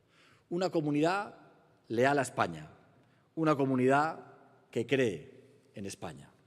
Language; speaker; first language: Spanish; native; Spanish